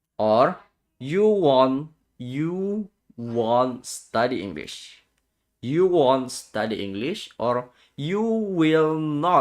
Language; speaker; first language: English; non-native, learner; Indonesian